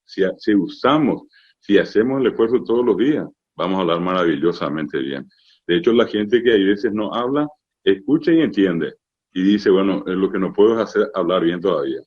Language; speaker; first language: Spanish; non-native, local second language; Guarani